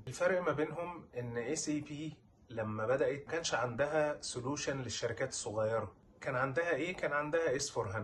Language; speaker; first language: Arabic; native; Arabic